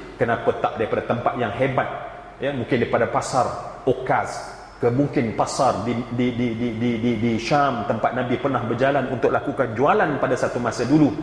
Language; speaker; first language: Malay; native; Malay